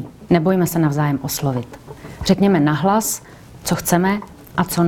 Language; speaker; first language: Czech; native; Czech